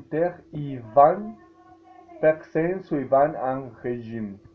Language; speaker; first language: French; non-native, learner; Spanish